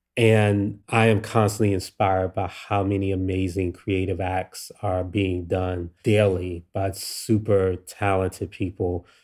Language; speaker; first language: English; native; English